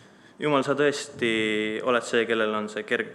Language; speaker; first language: Estonian; native; Estonian